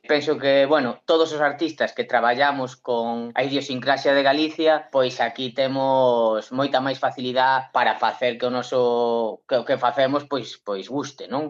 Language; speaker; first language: Galician; non-native, local second language; Spanish